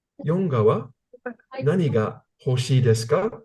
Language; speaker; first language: Japanese; non-native, learner; English